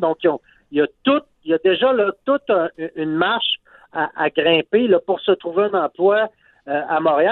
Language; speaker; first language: French; native; French